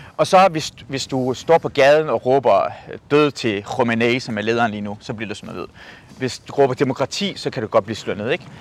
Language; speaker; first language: Danish; native; Danish